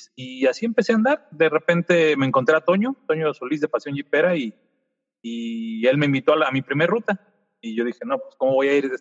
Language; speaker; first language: Spanish; native; Spanish